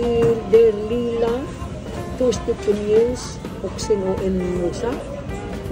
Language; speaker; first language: Swedish; non-native, fluent; Filipino